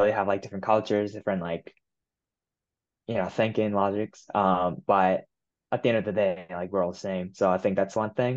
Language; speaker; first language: English; non-native, fluent; Japanese